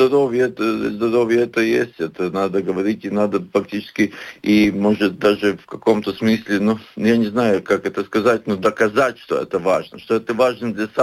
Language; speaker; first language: Russian; non-native, local second language; Latvian